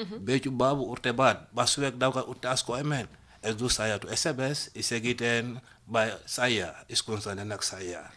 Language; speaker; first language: Basque; non-native, learner; Wolof